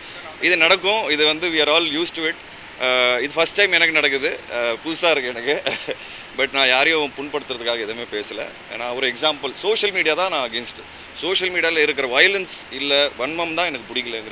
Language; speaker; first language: Tamil; native; Tamil